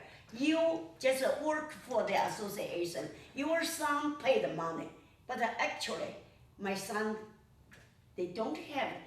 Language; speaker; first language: English; non-native, learner; Chinese